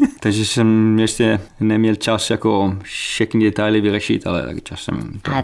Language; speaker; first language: Czech; non-native, fluent; Italian